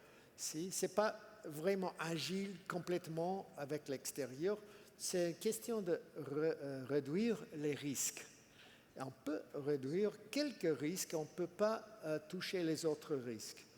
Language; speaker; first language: French; non-native, fluent; English